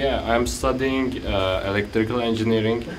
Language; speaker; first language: English; non-native, learner; Turkish